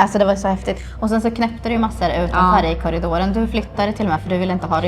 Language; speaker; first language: Swedish; native; Swedish